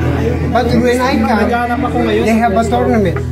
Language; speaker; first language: English; non-native, learner; Filipino